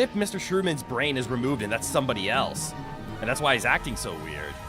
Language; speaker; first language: English; native; English